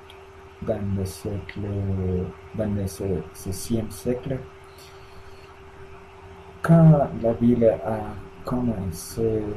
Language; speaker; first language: French; non-native, learner; Spanish